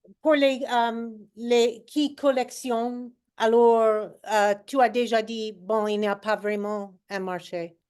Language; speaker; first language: French; non-native, fluent; English